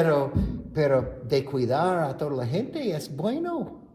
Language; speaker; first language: Spanish; non-native, fluent; English